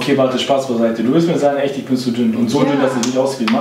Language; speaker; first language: German; native; German